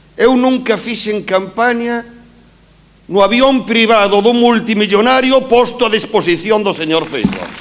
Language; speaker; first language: Galician; native; Galician